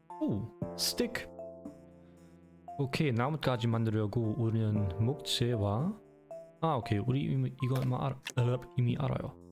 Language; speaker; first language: Korean; non-native, learner; German